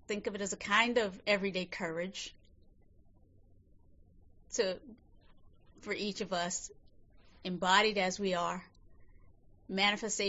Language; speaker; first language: English; native; English